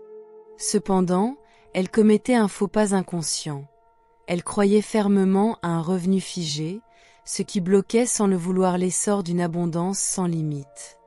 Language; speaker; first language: French; native; French